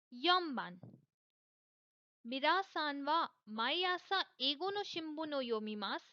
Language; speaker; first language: Japanese; non-native, fluent; Hindi